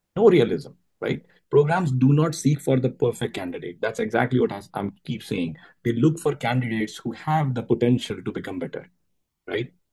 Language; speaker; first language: English; non-native, local second language; Urdu